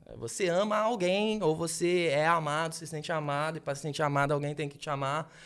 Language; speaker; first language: Portuguese; native; Portuguese